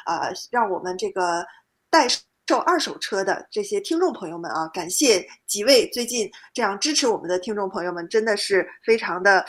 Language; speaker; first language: Chinese; native; Chinese